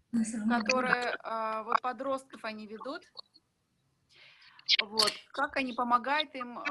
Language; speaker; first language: Russian; native; Russian